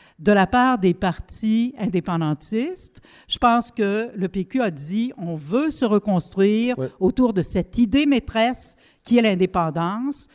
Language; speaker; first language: French; native; French